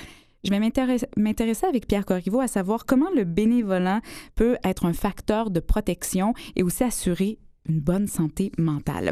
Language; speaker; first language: French; native; French